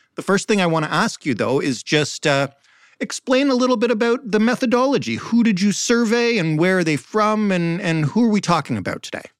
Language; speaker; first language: English; native; English